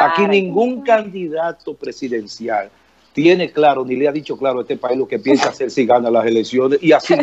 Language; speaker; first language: Spanish; native; Spanish